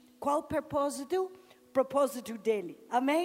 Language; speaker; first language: Portuguese; non-native, learner; English